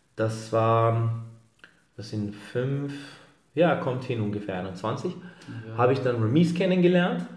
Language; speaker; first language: German; early bilingual, other home language; Serbian